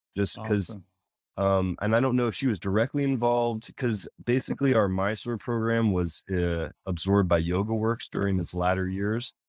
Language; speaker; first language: English; native; English